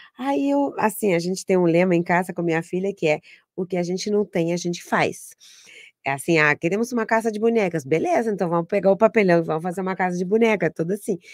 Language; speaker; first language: Portuguese; non-native, fluent; Spanish